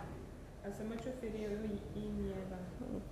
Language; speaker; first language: Spanish; non-native, learner; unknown